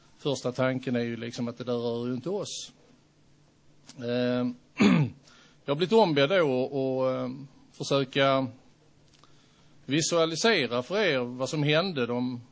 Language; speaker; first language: Swedish; native; Swedish